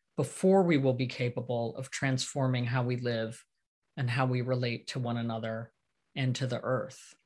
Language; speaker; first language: English; native; English